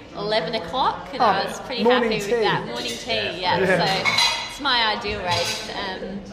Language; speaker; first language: English; native; English